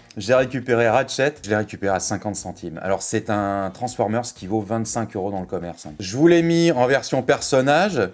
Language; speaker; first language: French; native; French